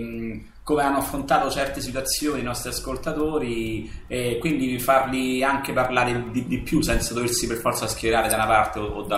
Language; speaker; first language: Italian; native; Italian